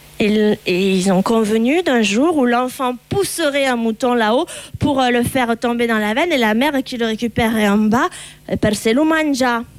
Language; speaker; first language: French; native; French